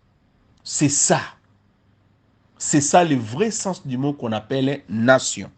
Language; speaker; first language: French; non-native, local second language; Lingala